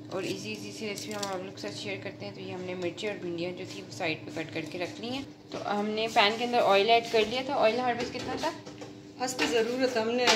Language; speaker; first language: Urdu; native; Urdu